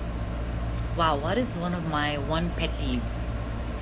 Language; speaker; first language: English; non-native, fluent; Portuguese